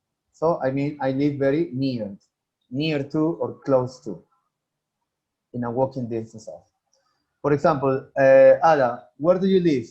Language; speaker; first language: English; non-native, fluent; Spanish